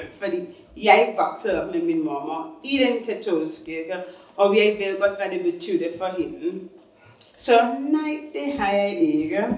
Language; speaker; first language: Danish; non-native, fluent; English